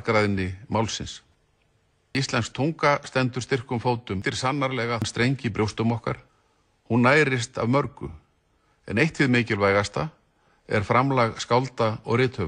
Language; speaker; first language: Icelandic; native; Icelandic